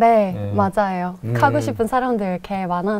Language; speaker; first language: Korean; non-native, fluent; Norwegian